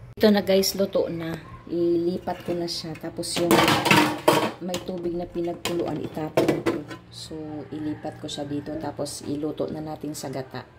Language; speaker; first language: Filipino; non-native, local second language; Cebuano